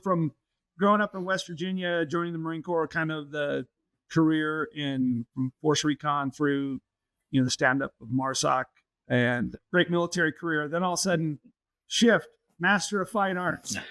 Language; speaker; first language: English; native; English